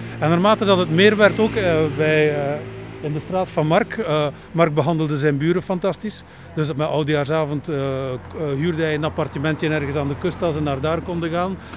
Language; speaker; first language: Dutch; native; Dutch